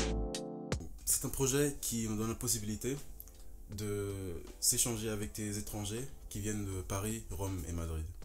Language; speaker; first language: French; non-native, fluent; German